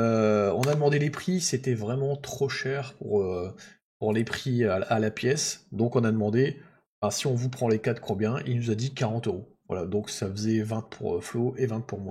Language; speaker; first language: French; native; French